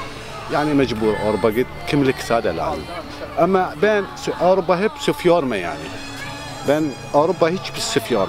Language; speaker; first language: Turkish; non-native, learner; Arabic